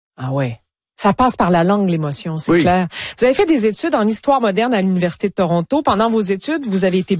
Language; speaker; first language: French; native; French